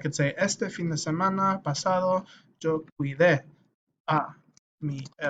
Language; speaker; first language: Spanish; non-native, fluent; English